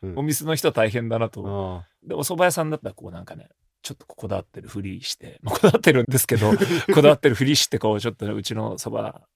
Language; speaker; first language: Japanese; native; Japanese